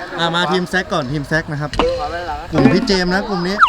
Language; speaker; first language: Thai; native; Thai